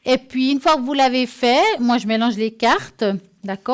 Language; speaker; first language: French; native; French